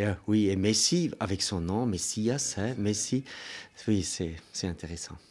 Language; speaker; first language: French; non-native, local second language; German